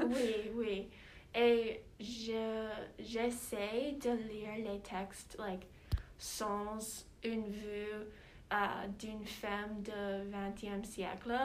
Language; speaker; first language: French; non-native, learner; English